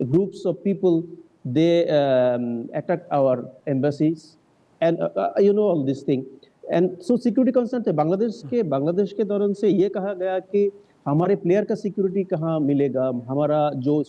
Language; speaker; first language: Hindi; non-native, learner; Bangla